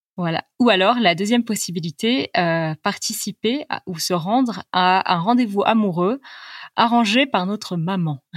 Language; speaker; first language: French; native; French